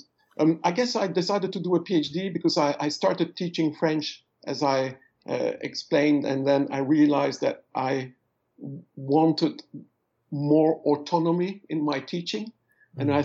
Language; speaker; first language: English; non-native, fluent; French